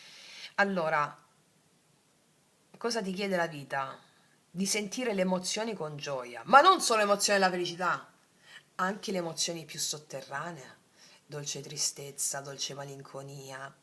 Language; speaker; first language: Italian; native; Italian